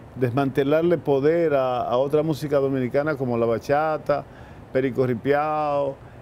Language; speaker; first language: Spanish; native; Spanish